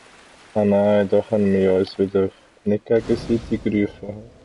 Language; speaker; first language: German; native; German